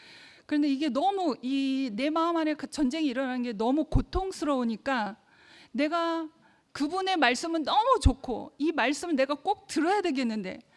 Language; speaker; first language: Korean; native; Korean